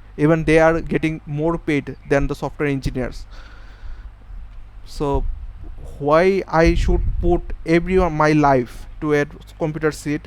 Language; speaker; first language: English; non-native, fluent; Bangla